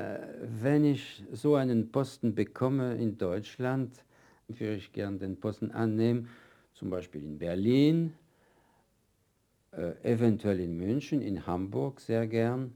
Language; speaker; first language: German; non-native, fluent; French